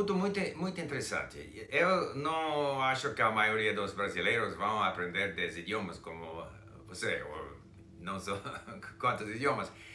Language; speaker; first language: Portuguese; non-native, fluent; English